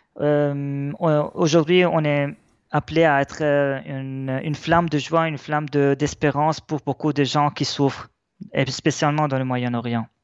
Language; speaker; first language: French; non-native, local second language; Arabic